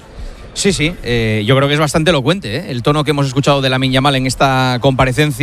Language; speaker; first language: Spanish; native; Spanish